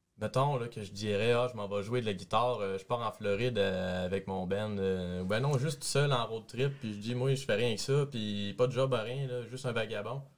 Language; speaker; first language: French; native; French